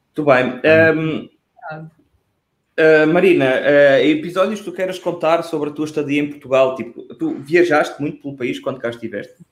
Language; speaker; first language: Portuguese; native; Portuguese